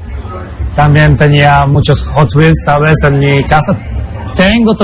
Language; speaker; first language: Spanish; non-native, learner; Polish